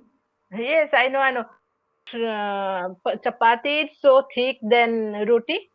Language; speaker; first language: English; non-native, learner; Odia